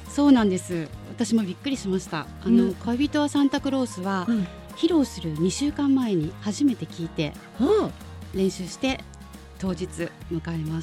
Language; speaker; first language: Japanese; native; Japanese